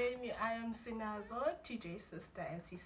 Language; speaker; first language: English; non-native, local second language; Xhosa